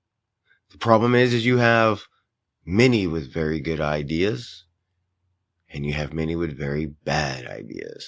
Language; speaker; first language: English; native; English